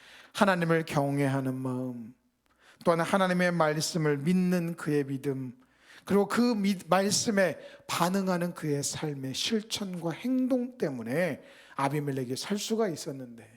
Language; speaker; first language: Korean; native; Korean